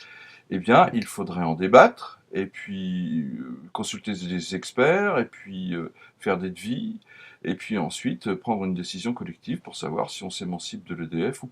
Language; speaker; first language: French; native; French